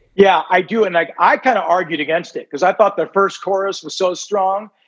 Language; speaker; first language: English; native; English